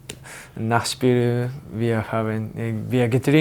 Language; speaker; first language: German; non-native, learner; Japanese